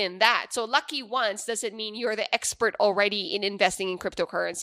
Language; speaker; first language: English; non-native, local second language; Pampanga